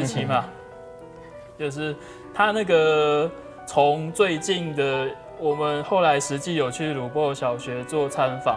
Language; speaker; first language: Chinese; native; Chinese